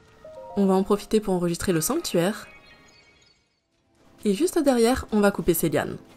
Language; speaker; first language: French; native; French